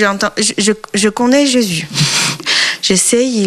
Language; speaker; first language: French; non-native, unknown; Chinese